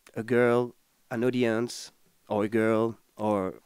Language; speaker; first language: English; non-native, fluent; French